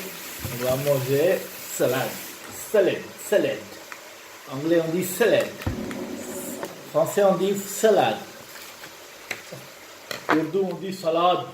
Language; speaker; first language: French; non-native, learner; Urdu